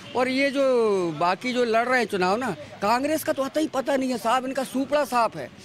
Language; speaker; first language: Hindi; native; Hindi